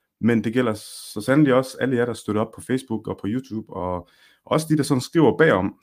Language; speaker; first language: Danish; early bilingual, other home language; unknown